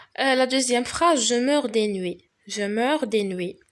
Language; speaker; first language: French; non-native, local second language; Arabic